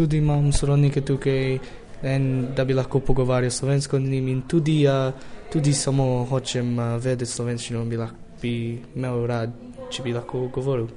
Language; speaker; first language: Slovenian; early bilingual, heritage; English